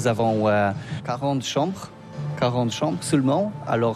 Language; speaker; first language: French; non-native, learner; Polish